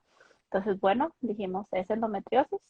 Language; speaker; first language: Spanish; native; Spanish